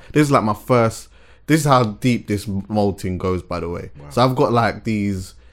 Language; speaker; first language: English; native; English